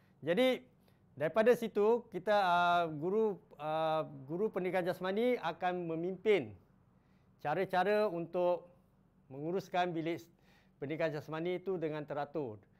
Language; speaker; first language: Malay; non-native, local second language; Chinese